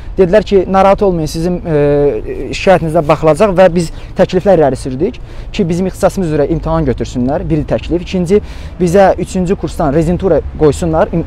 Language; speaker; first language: Azerbaijani; native; Azerbaijani